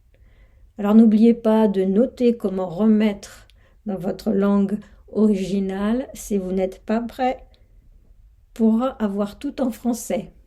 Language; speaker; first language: French; non-native, fluent; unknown